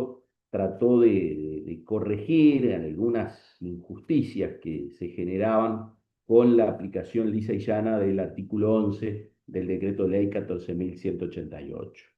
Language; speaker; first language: Spanish; native; Spanish